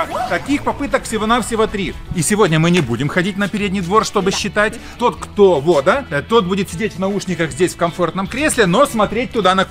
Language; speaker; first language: Russian; native; Russian